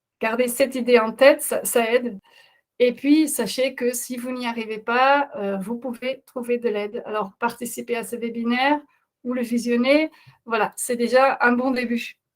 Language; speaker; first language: French; non-native, fluent; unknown